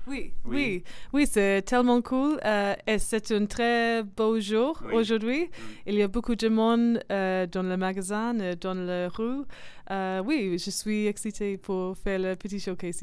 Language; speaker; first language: French; non-native, learner; English